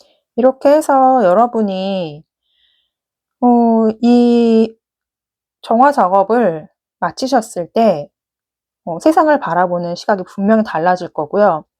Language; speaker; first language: Korean; native; Korean